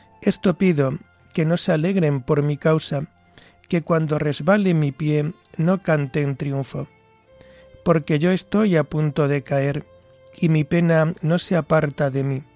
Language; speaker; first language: Spanish; native; Spanish